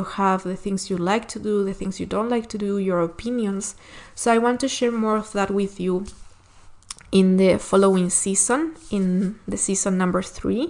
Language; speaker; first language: English; non-native, fluent; Spanish